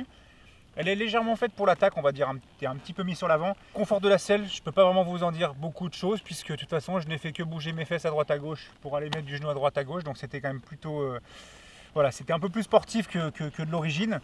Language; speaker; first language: French; native; French